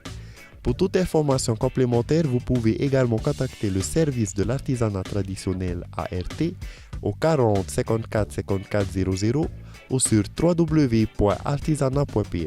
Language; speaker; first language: French; native; French